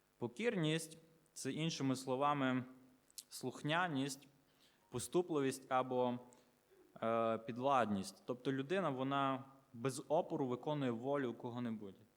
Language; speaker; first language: Ukrainian; native; Ukrainian